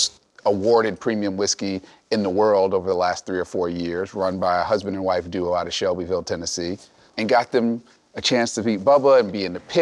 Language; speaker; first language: English; native; English